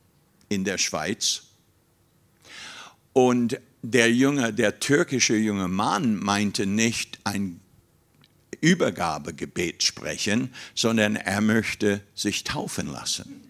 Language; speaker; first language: German; non-native, fluent; English